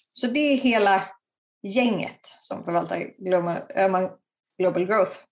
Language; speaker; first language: Swedish; native; Swedish